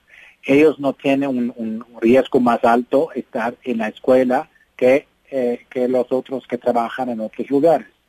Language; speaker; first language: Spanish; non-native, fluent; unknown